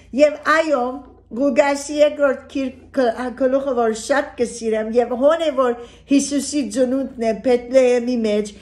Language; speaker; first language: Armenian; early bilingual, heritage; Armenian